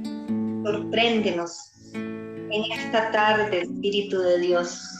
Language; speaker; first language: Spanish; native; Spanish